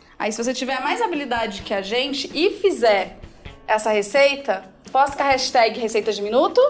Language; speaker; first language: Portuguese; native; Portuguese